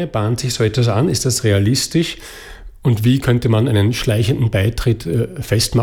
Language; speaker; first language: German; native; German